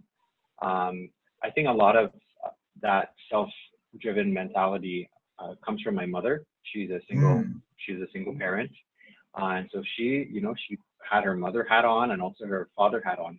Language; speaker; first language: English; non-native, fluent; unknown